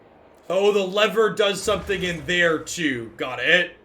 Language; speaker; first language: English; native; English